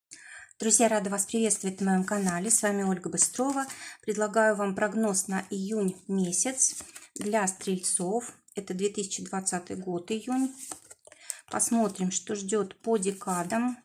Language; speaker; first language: Russian; native; Russian